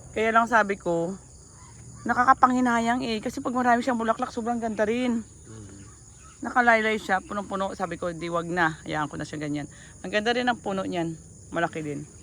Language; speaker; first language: Filipino; native; Filipino